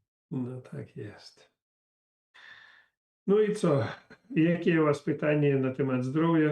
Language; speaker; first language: Polish; non-native, learner; Belarusian